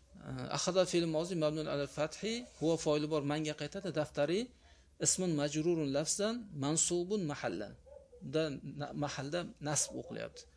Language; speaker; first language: Arabic; non-native, fluent; Uzbek